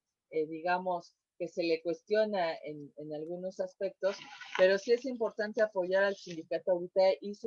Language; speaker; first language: Spanish; native; Spanish